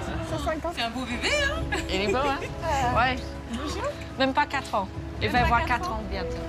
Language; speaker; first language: French; non-native, fluent; English